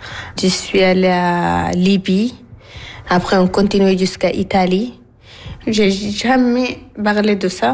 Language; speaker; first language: French; non-native, learner; Arabic